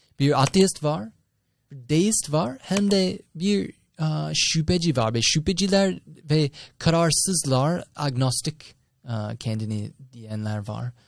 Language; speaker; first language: Turkish; non-native, fluent; English